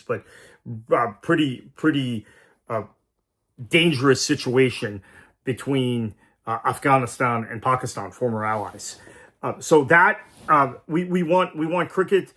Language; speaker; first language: English; native; English